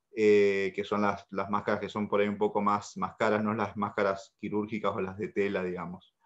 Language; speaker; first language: Spanish; native; Spanish